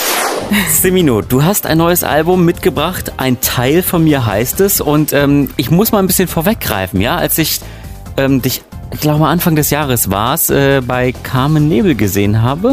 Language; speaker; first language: German; native; German